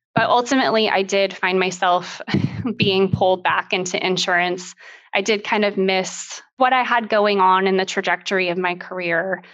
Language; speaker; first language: English; native; English